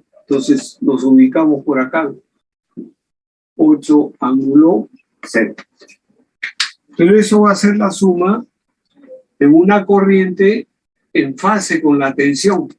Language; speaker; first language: Spanish; native; Spanish